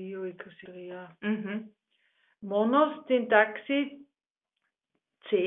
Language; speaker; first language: Greek; non-native, learner; German